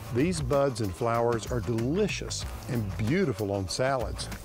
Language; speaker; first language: English; native; English